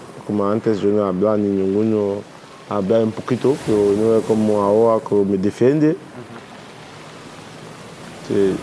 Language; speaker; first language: Spanish; non-native, learner; Arabic